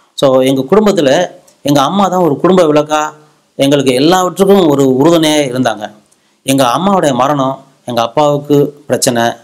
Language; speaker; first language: Tamil; non-native, local second language; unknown